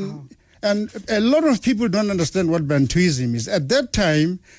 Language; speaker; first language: English; non-native, local second language; Tswana